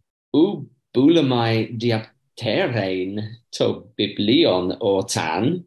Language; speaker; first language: Greek; non-native, learner; English